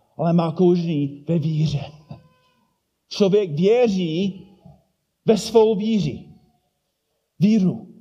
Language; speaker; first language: Czech; non-native, fluent; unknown